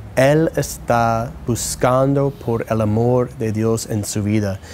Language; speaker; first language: Spanish; non-native, fluent; English